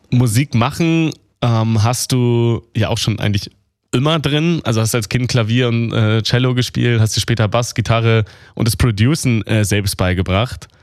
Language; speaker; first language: German; native; German